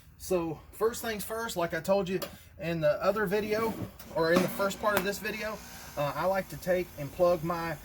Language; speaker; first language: English; native; English